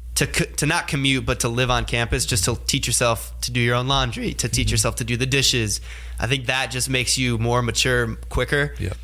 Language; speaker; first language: English; native; English